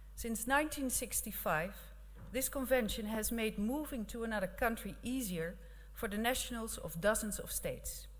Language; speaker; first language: English; non-native, fluent; Dutch